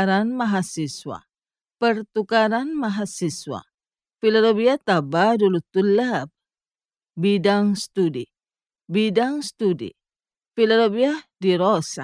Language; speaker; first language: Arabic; non-native, fluent; Indonesian